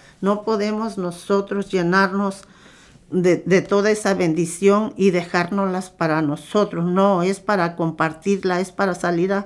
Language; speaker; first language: Spanish; native; Spanish